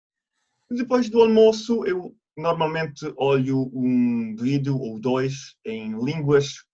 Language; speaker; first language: Portuguese; non-native, fluent; Italian